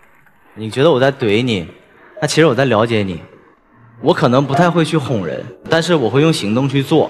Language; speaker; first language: Chinese; native; Chinese